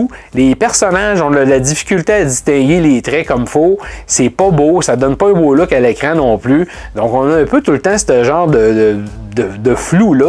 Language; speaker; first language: French; native; French